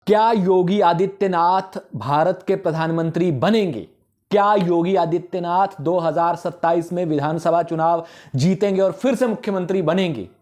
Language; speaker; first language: Hindi; native; Hindi